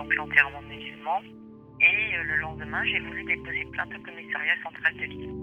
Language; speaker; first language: French; native; French